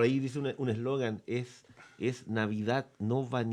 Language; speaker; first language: Spanish; native; Spanish